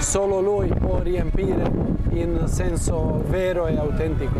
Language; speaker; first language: Italian; non-native, fluent; Croatian